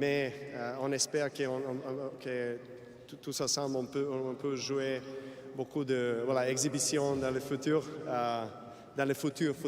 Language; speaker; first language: French; non-native, fluent; Serbian